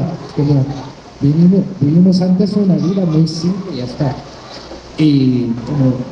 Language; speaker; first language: Spanish; non-native, fluent; Arabic